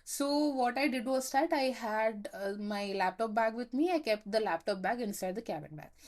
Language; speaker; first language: English; non-native, local second language; Malayalam